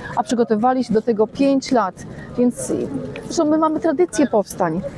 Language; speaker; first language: Polish; native; Polish